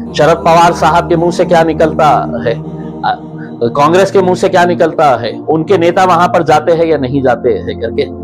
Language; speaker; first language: Hindi; native; Hindi